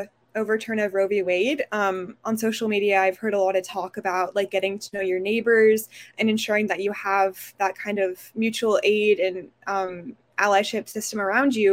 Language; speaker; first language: English; native; English